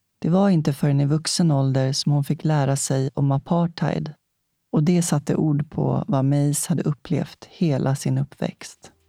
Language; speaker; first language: Swedish; native; Swedish